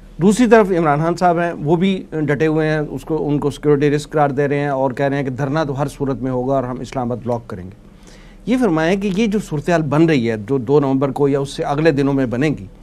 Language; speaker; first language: Hindi; native; Hindi